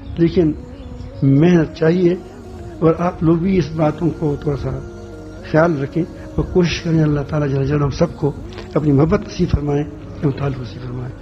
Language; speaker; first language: Urdu; non-native, local second language; Pashto